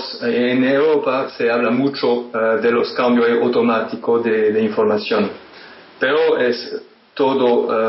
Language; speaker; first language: Spanish; non-native, fluent; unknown